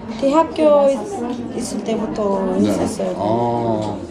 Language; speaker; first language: Korean; non-native, fluent; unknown